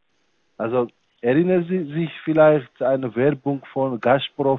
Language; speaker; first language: German; non-native, fluent; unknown